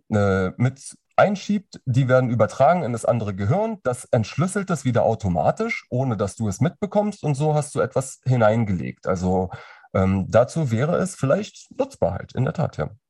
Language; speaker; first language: German; native; German